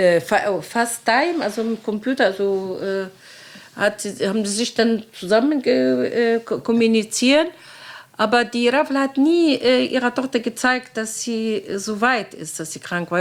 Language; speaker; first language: German; non-native, fluent; Arabic